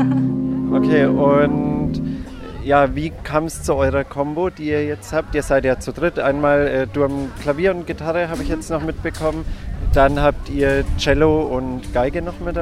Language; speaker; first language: German; native; German